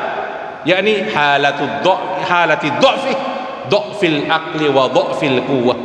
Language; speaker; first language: Arabic; non-native, fluent; Madurese